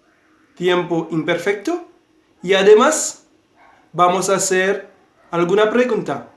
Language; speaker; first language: Spanish; non-native, fluent; Haitian Creole